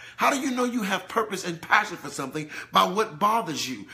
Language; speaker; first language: English; native; English